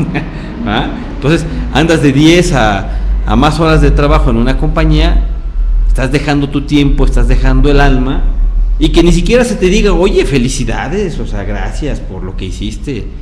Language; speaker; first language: Spanish; native; Spanish